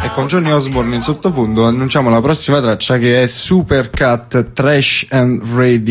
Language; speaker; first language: Italian; native; Italian